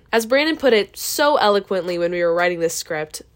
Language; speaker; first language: English; native; English